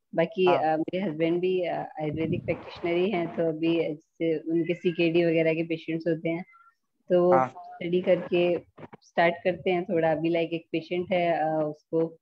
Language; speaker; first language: Hindi; native; Hindi